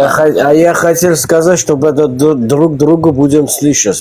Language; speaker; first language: Russian; non-native, learner; Armenian